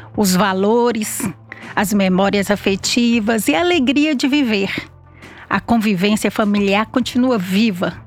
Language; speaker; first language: Portuguese; native; Portuguese